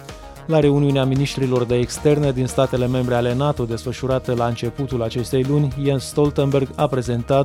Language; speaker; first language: Romanian; native; Romanian